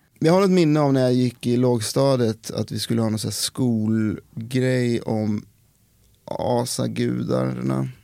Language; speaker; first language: Swedish; native; Swedish